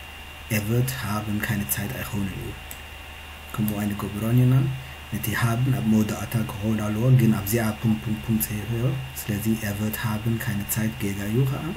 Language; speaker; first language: German; non-native, fluent; Tigrinya